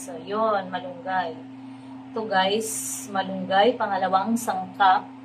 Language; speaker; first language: Filipino; non-native, local second language; Cebuano